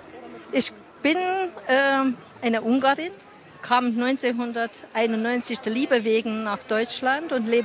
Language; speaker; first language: German; non-native, fluent; Hungarian